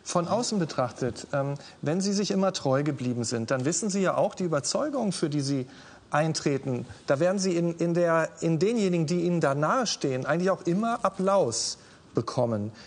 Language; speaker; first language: German; native; German